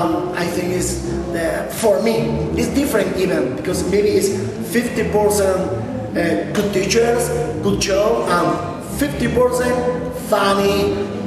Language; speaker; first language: English; non-native, local second language; Spanish